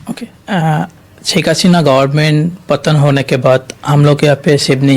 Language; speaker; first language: Hindi; non-native, learner; Bangla